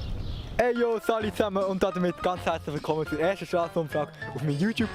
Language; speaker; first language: German; native; German